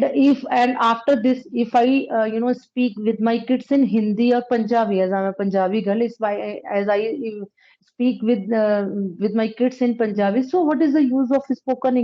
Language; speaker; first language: English; non-native, local second language; Punjabi